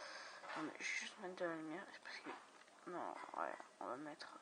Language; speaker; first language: French; native; French